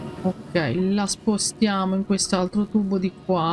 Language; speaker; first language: Italian; native; Italian